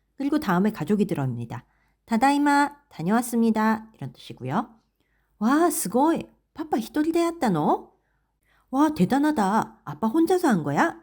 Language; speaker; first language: Korean; native; Korean